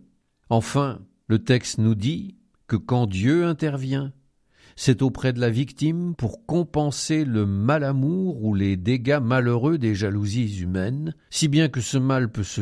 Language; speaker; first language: French; native; French